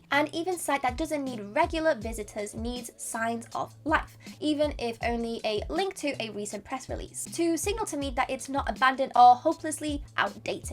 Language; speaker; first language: English; non-native, fluent; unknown